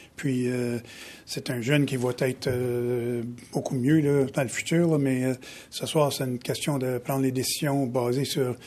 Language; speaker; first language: French; native; French